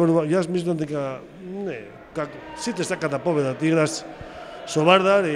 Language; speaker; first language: Macedonian; non-native, fluent; Spanish